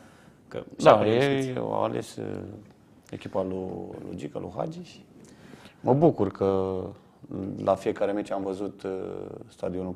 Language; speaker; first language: Romanian; native; Romanian